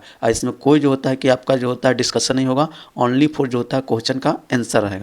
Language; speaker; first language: Hindi; native; Hindi